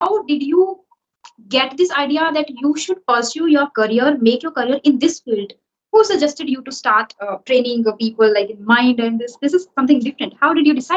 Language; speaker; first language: English; non-native, local second language; Hindi